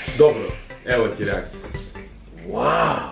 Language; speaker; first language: Bosnian; native; Bosnian